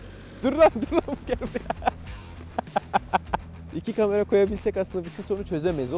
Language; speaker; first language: Turkish; native; Turkish